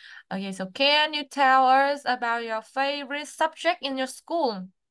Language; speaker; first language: English; non-native, fluent; Vietnamese